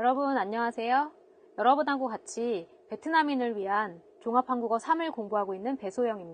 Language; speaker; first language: Korean; native; Korean